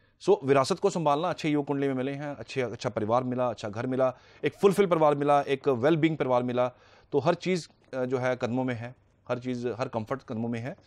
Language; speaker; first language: Hindi; native; Hindi